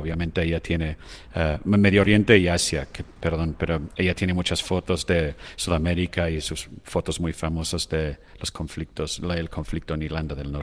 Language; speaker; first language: Spanish; non-native, fluent; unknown